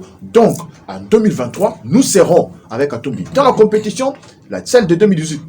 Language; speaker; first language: French; non-native, local second language; Lingala